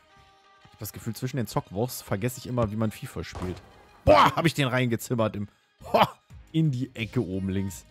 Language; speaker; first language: German; native; German